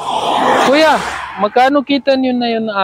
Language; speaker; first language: Filipino; non-native, learner; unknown